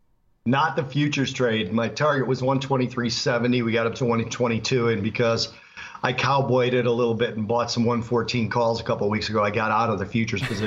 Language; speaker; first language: English; native; English